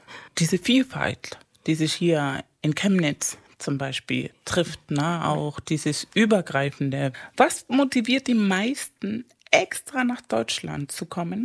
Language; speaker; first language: German; non-native, fluent; Spanish